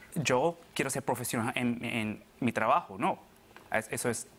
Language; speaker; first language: Spanish; early bilingual, other home language; Arabic